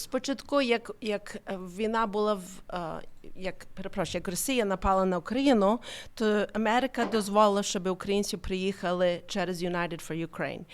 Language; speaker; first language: Ukrainian; early bilingual, heritage; Ukrainian